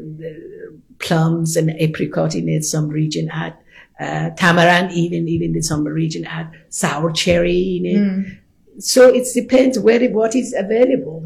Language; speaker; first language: English; non-native, fluent; Persian